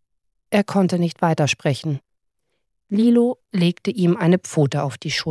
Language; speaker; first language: German; native; German